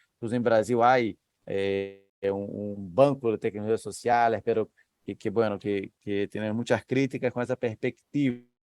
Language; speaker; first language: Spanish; non-native, learner; Portuguese